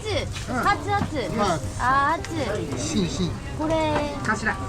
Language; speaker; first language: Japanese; non-native, learner; Korean